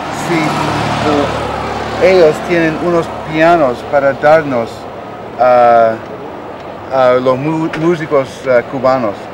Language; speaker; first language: Spanish; non-native, fluent; English